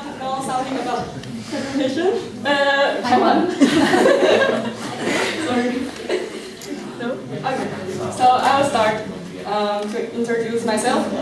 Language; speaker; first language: English; non-native, learner; Chinese